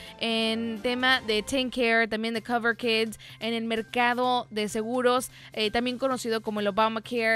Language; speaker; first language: Spanish; native; Spanish